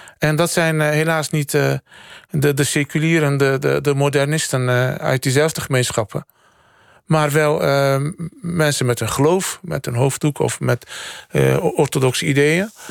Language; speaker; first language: Dutch; early bilingual, other home language; Turkish